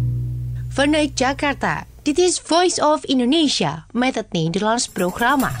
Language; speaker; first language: Dutch; non-native, fluent; Indonesian